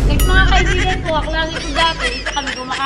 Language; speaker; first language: Filipino; native; Filipino